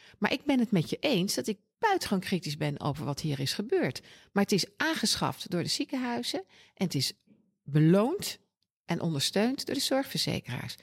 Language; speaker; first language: Dutch; native; Dutch